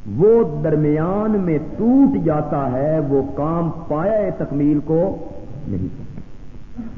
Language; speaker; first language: Urdu; non-native, local second language; Punjabi